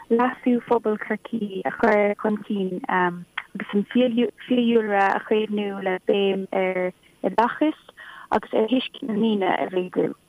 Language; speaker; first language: Irish; non-native, local second language; English